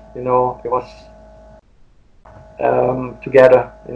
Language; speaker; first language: English; non-native, learner; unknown